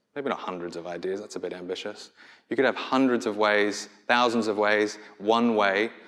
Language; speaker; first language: English; native; English